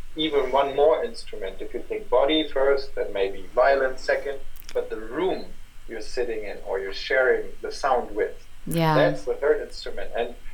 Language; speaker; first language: English; non-native, fluent; German